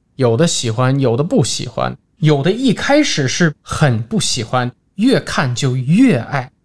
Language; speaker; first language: Chinese; non-native, fluent; English